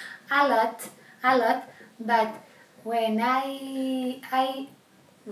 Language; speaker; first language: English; non-native, learner; Catalan